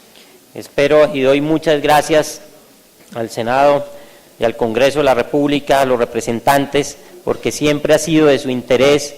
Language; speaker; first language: Spanish; native; Spanish